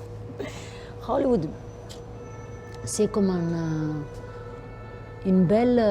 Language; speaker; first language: French; non-native, fluent; Italian